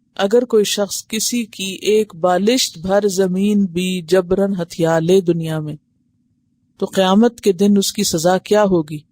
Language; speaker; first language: Urdu; native; Urdu